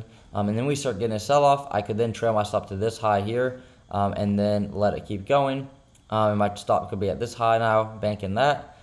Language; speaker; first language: English; native; English